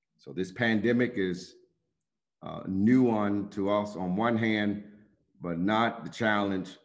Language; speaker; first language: English; native; English